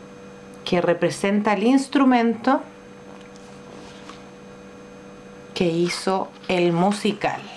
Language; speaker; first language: Spanish; native; Spanish